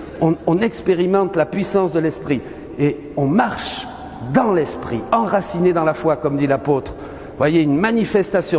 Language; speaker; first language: French; native; French